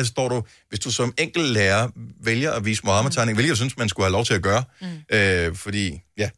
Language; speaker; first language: Danish; native; Danish